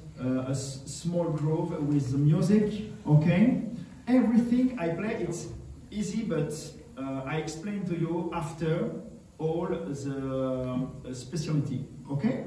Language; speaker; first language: English; non-native, learner; French